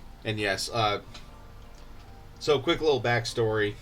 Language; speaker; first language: English; native; English